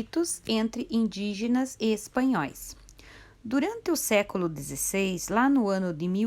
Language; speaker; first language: Portuguese; native; Portuguese